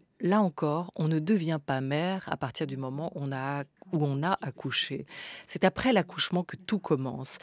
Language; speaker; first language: French; native; French